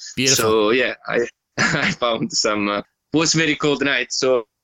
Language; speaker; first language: English; non-native, learner; Italian